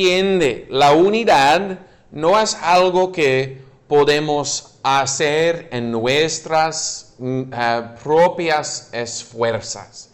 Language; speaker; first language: Spanish; non-native, fluent; English